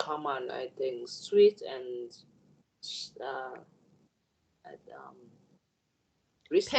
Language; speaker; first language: English; non-native, learner; Vietnamese